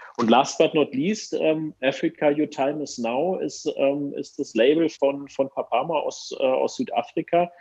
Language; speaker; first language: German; native; German